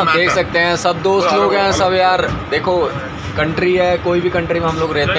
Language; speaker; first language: Hindi; native; Hindi